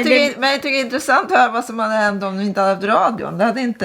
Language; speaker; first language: Swedish; native; Swedish